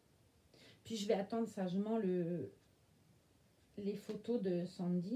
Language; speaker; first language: French; native; French